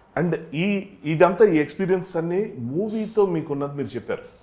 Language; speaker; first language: Telugu; native; Telugu